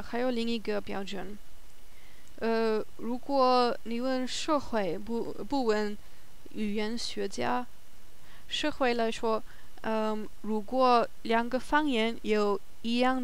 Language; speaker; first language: Chinese; non-native, learner; German